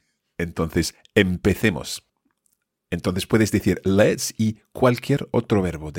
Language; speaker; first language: Spanish; non-native, fluent; English